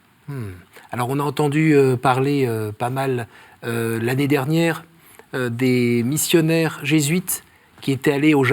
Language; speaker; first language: French; native; French